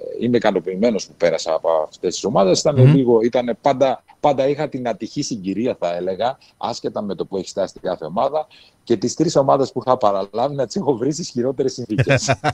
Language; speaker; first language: Greek; native; Greek